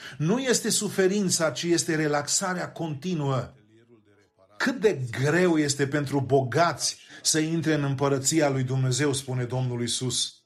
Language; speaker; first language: Romanian; native; Romanian